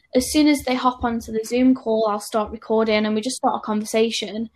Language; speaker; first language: English; native; English